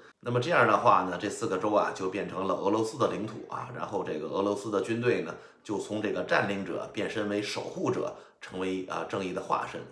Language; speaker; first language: Chinese; native; Chinese